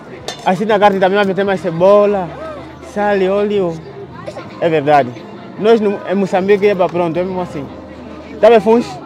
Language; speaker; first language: Portuguese; non-native, learner; Vietnamese